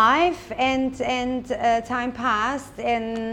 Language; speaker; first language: English; non-native, fluent; Dutch